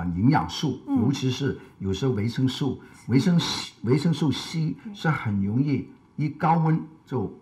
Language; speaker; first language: Chinese; native; Chinese